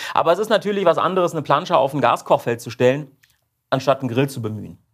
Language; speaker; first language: German; native; German